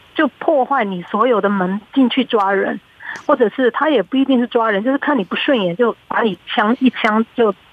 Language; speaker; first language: Chinese; early bilingual, heritage; Chinese